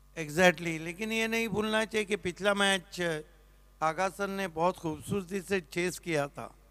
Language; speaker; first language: Hindi; non-native, local second language; Marathi